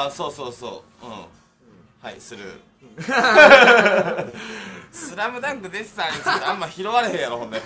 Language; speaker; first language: Japanese; native; Japanese